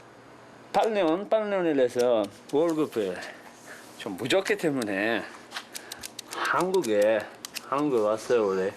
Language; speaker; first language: Korean; non-native, learner; Uzbek